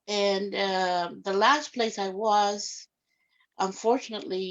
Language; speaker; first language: English; early bilingual, other home language; Spanish